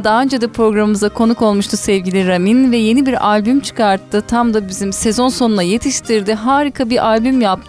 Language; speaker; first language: Turkish; native; Turkish